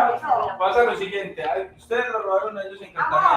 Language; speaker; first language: Spanish; native; Spanish